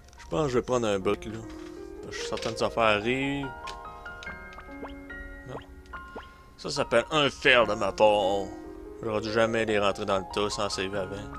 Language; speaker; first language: French; native; French